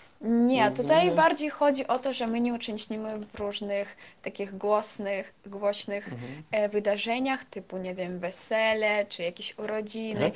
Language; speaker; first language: Polish; non-native, fluent; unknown